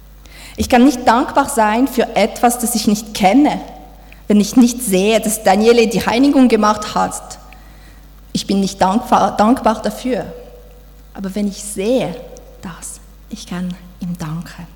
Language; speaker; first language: German; non-native, fluent; French